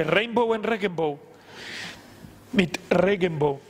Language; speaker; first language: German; non-native, learner; Spanish